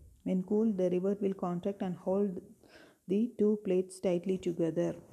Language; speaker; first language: English; non-native, local second language; Tamil